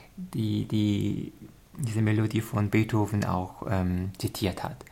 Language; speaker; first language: German; non-native, fluent; Korean